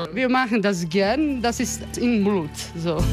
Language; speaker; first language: German; non-native, learner; Croatian